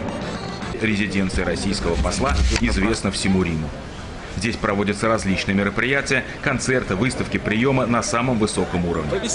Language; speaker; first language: Russian; native; Russian